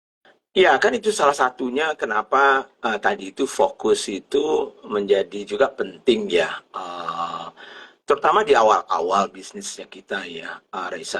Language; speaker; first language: Indonesian; native; Indonesian